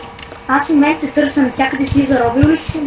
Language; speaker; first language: Bulgarian; native; Bulgarian